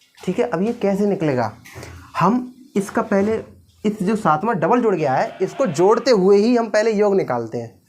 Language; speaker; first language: Hindi; native; Hindi